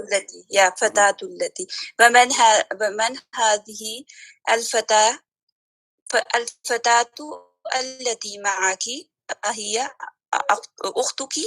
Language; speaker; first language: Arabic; non-native, learner; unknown